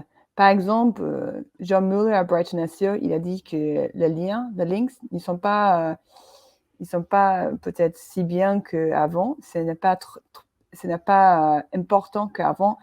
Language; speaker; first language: French; non-native, fluent; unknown